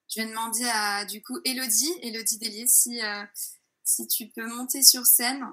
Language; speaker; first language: French; native; French